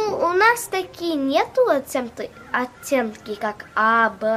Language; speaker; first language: Russian; early bilingual, heritage; Russian